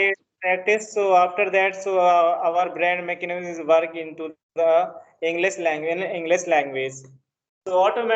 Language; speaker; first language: English; non-native, learner; Hindi